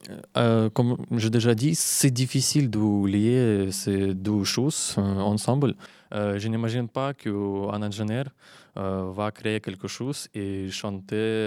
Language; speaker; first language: French; non-native, learner; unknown